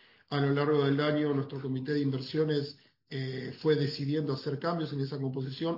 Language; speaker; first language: Spanish; native; Spanish